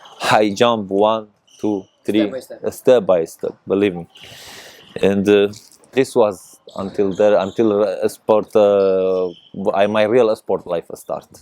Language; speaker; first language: English; non-native, learner; Persian